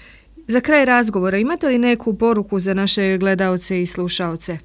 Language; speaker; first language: Croatian; native; Croatian